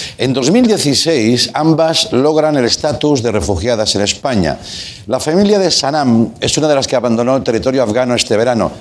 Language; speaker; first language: Spanish; non-native, local second language; Catalan